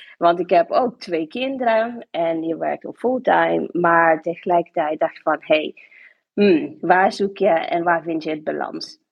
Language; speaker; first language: Dutch; non-native, local second language; English